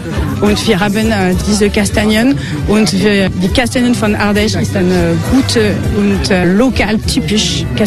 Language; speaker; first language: German; non-native, learner; French